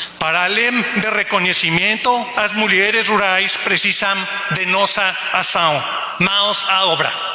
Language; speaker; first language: Portuguese; non-native, learner; Spanish